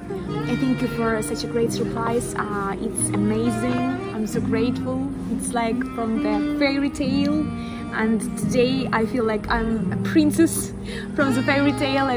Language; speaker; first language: English; non-native, fluent; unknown